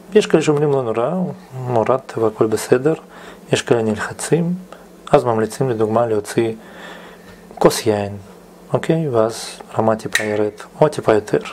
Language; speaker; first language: Hebrew; non-native, fluent; Russian